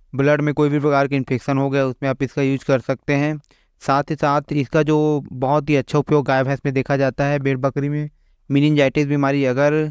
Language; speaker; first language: Hindi; native; Hindi